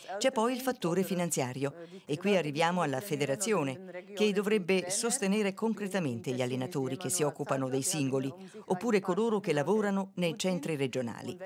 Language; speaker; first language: Italian; native; Italian